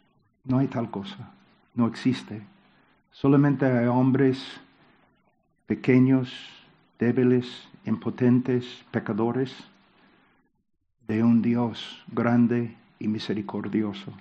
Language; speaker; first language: Spanish; non-native, fluent; English